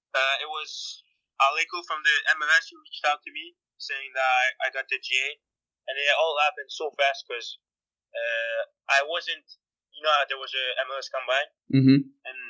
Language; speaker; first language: English; native; English